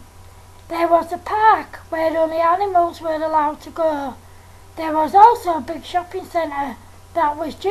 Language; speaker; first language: English; native; English